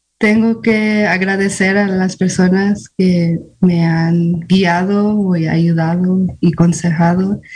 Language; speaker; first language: Spanish; early bilingual, heritage; Spanish